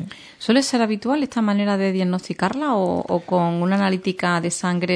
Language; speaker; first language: Spanish; native; Spanish